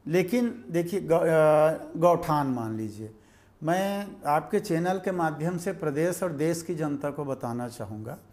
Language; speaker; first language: Hindi; native; Hindi